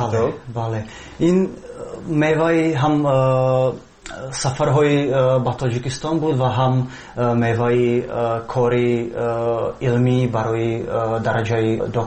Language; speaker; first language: Persian; non-native, fluent; Czech